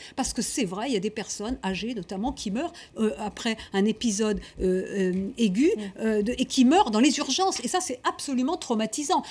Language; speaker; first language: French; native; French